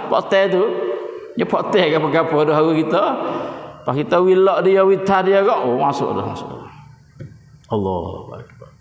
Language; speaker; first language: Malay; native; Malay